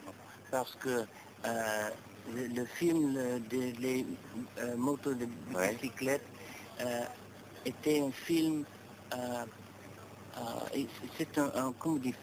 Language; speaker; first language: French; non-native, learner; English